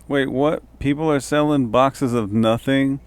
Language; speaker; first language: English; native; English